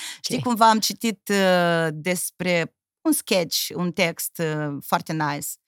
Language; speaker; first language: Romanian; native; Romanian